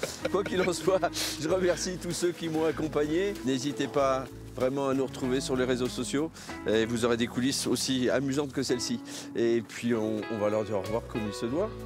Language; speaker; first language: French; native; French